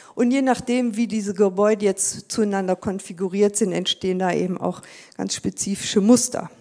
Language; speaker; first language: German; native; German